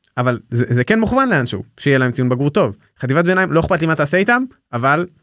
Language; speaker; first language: Hebrew; native; Hebrew